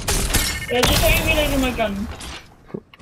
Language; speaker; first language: English; native; English